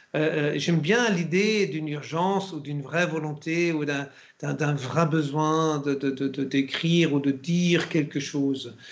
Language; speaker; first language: French; non-native, fluent; German